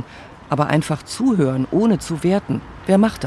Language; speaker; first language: German; native; German